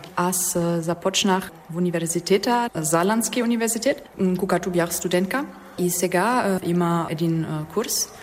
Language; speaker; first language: Bulgarian; non-native, learner; German